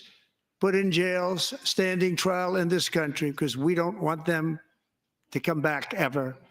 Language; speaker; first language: English; native; English